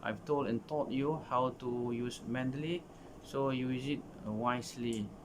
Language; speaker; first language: English; non-native, local second language; Malay